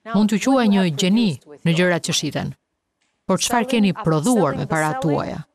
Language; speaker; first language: Albanian; native; Albanian